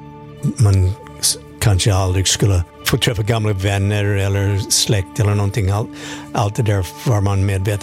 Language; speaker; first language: Swedish; non-native, fluent; English